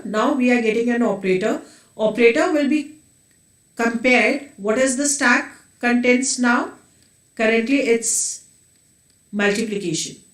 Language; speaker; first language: English; non-native, local second language; Hindi